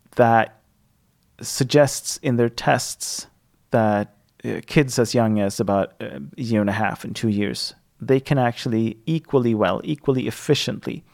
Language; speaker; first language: English; non-native, fluent; Swedish